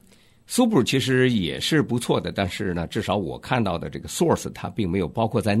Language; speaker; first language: Chinese; native; Chinese